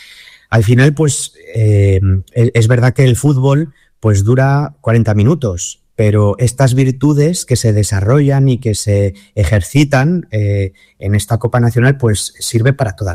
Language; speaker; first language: Spanish; native; Spanish